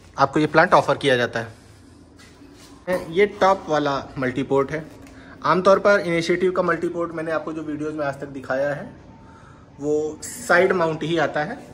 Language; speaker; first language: Hindi; native; Hindi